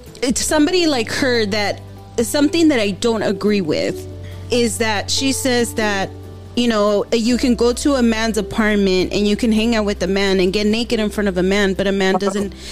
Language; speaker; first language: English; early bilingual, other home language; Spanish